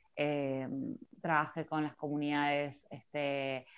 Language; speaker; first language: Spanish; native; Spanish